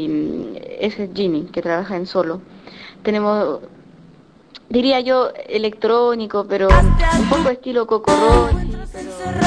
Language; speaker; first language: Spanish; non-native, fluent; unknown